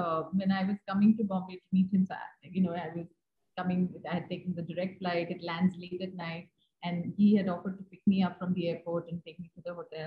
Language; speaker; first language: English; non-native, local second language; Hindi